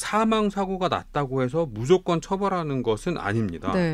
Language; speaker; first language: Korean; native; Korean